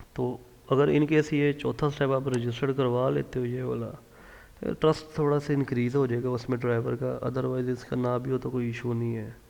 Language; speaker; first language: Urdu; non-native, local second language; Punjabi